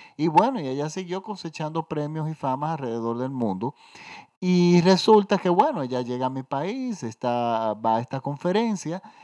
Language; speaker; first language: Spanish; native; Spanish